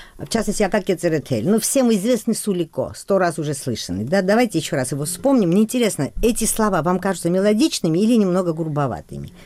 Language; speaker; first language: Russian; non-native, local second language; Georgian